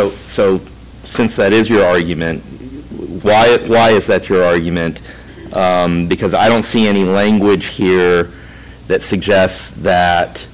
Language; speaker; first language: English; native; English